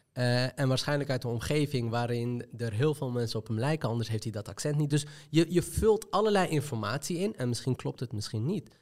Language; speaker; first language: Dutch; early bilingual, other home language; Arabic